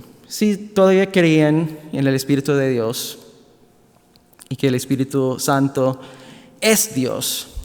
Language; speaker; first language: Spanish; non-native, fluent; English